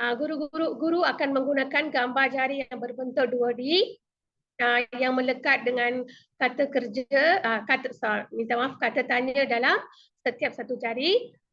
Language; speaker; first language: Malay; non-native, local second language; Tamil